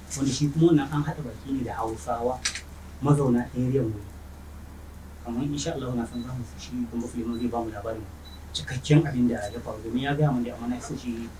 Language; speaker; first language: Hausa; non-native, local second language; Fula